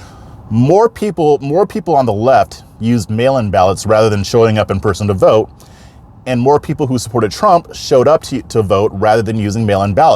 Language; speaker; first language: English; native; English